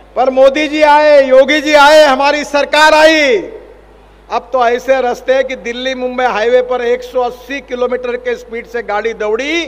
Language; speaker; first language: Hindi; non-native, local second language; Marathi